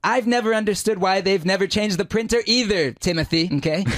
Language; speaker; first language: English; native; English